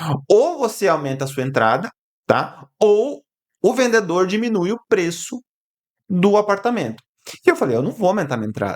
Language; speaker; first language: Portuguese; native; Portuguese